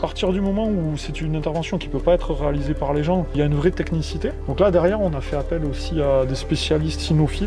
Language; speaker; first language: French; native; French